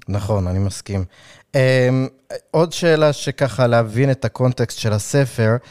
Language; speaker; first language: Hebrew; early bilingual, other home language; English